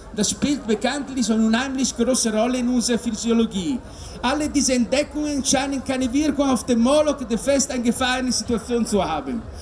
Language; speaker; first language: German; non-native, learner; Italian